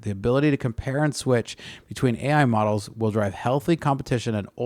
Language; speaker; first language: English; native; English